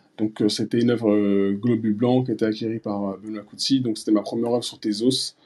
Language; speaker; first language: French; early bilingual, other home language; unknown